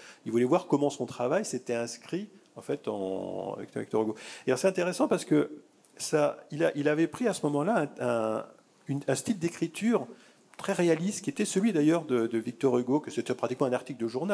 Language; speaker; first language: French; native; French